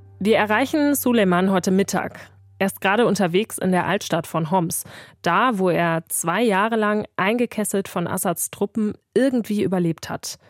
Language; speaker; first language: German; native; German